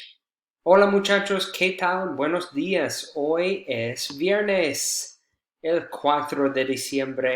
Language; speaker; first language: Spanish; non-native, fluent; English